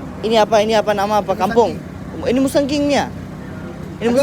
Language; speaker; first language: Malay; non-native, learner; Bangla